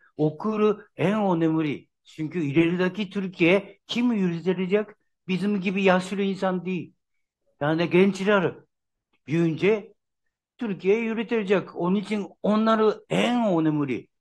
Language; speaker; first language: Turkish; non-native, learner; Japanese